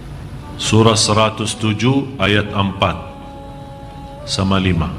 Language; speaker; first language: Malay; non-native, fluent; Arabic